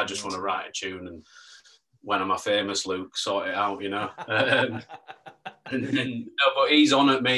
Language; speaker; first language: English; native; English